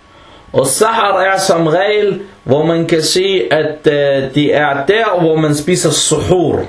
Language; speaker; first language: Danish; early bilingual, other home language; Arabic